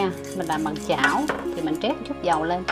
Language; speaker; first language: Vietnamese; native; Vietnamese